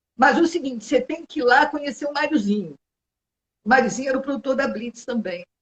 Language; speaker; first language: Portuguese; native; Portuguese